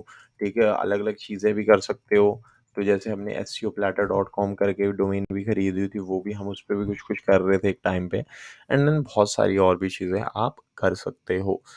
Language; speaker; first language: Hindi; native; Hindi